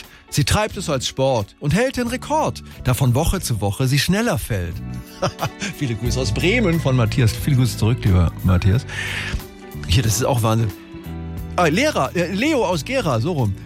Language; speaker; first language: German; native; German